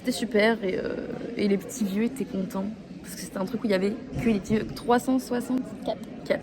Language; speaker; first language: French; native; French